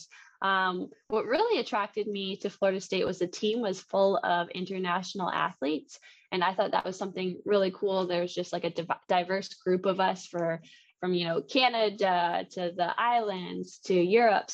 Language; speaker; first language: English; native; English